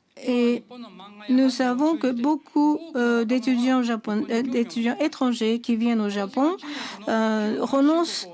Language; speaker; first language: French; non-native, fluent; Japanese